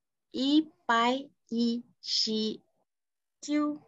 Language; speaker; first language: Chinese; non-native, learner; Malay